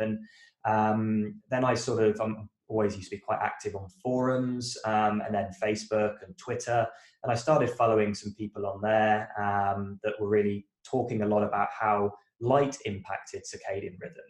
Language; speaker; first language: English; native; English